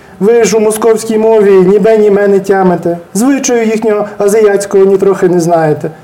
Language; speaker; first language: Ukrainian; native; Ukrainian